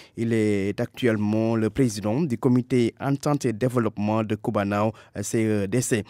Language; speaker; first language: French; non-native, local second language; Wolof